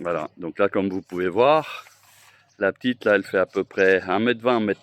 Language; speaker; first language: French; native; French